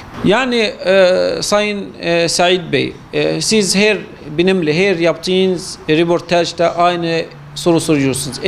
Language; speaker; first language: Turkish; non-native, fluent; Arabic